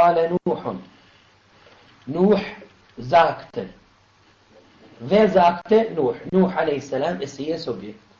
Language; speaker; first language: German; non-native, fluent; Arabic